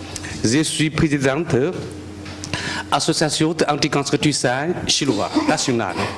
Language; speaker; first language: French; non-native, learner; Chinese